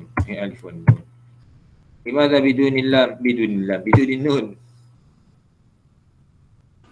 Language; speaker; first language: Arabic; non-native, fluent; Malay